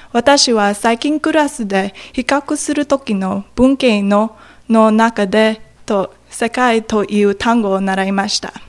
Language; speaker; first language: Japanese; non-native, learner; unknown